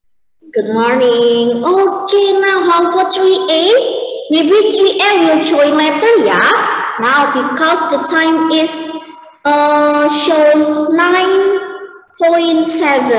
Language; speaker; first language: English; non-native, learner; Indonesian